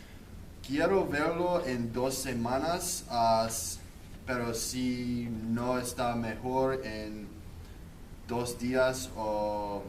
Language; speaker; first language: Spanish; non-native, learner; English